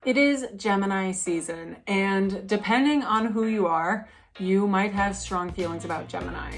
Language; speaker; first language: English; native; English